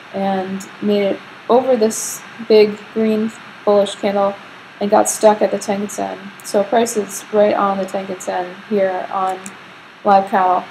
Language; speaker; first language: English; native; English